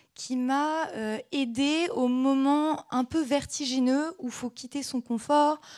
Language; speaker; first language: French; native; French